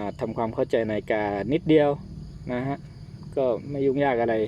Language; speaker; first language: Thai; native; Thai